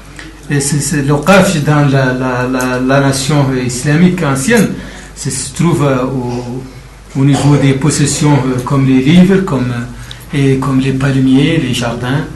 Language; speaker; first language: French; non-native, local second language; Arabic